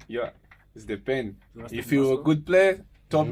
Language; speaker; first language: English; non-native, learner; Portuguese